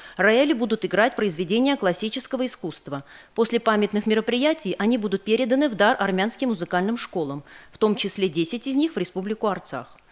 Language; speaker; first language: Russian; non-native, local second language; Armenian